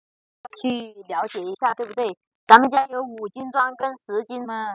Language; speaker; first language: Chinese; native; Chinese